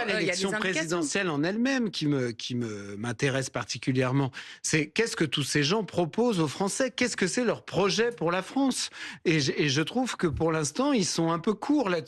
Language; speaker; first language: French; native; French